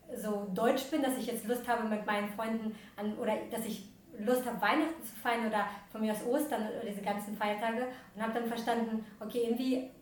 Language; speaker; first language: German; early bilingual, other home language; Russian